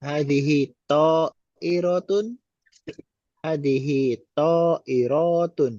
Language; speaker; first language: Arabic; non-native, learner; Indonesian